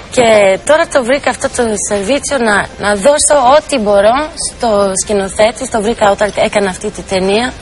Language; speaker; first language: Greek; non-native, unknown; French